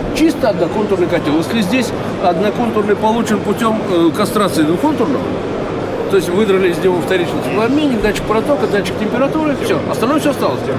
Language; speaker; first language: Russian; native; Russian